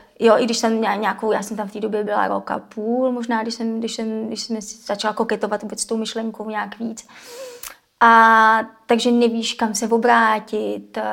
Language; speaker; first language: Czech; native; Czech